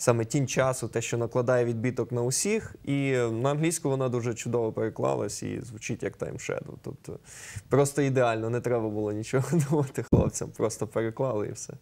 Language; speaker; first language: Ukrainian; native; Ukrainian